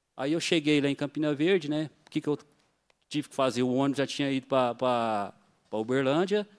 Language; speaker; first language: Portuguese; native; Portuguese